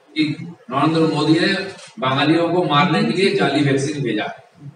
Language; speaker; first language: Hindi; non-native, local second language; Bangla